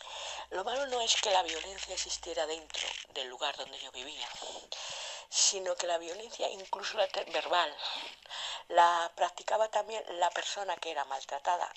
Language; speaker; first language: Spanish; native; Spanish